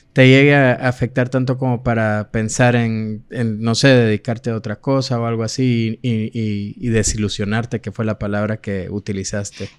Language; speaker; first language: Spanish; native; Spanish